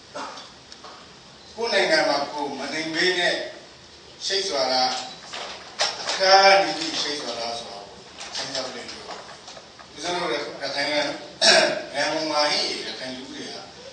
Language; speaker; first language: Burmese; native; Burmese